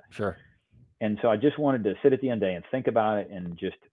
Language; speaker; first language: English; native; English